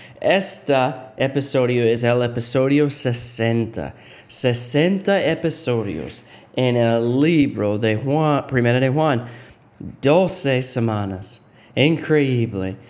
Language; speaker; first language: Spanish; non-native, fluent; English